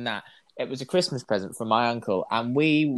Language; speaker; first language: English; native; English